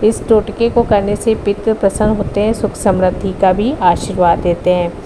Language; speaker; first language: Hindi; native; Hindi